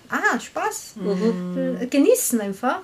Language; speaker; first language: German; non-native, learner; Korean